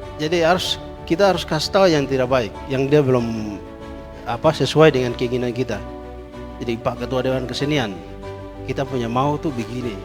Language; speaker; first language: Indonesian; non-native, local second language; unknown